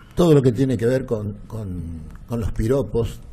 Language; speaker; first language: Spanish; native; Spanish